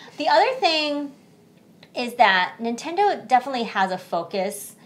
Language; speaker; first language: English; early bilingual, other home language; Chinese